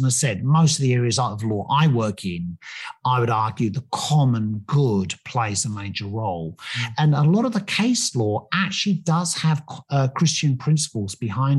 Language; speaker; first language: English; native; English